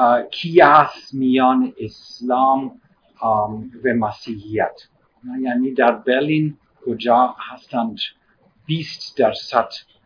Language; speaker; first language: Persian; non-native, learner; German